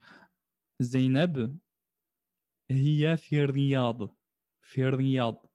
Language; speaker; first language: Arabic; non-native, fluent; French